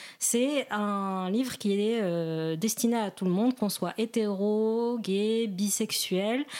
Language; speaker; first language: French; non-native, local second language; Arabic